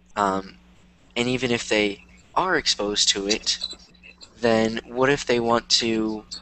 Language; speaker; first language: English; native; English